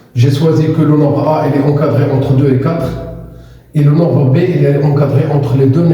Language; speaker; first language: French; non-native, local second language; Arabic